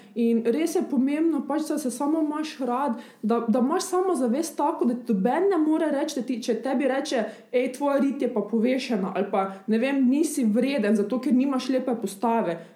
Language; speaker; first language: Slovenian; early bilingual, other home language; Bosnian